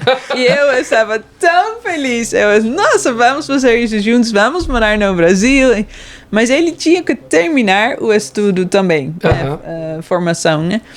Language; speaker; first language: Portuguese; non-native, fluent; Dutch